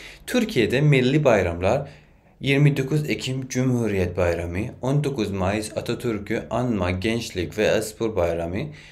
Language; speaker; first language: Turkish; non-native, fluent; Persian